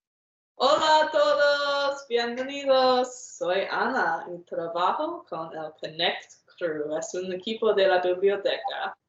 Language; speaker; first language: Spanish; non-native, fluent; English